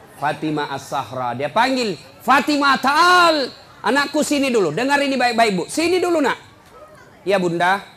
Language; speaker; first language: Indonesian; non-native, local second language; Buginese